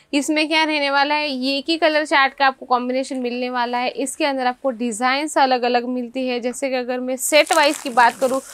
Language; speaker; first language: Hindi; native; Hindi